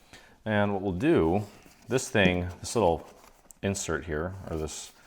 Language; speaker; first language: English; native; English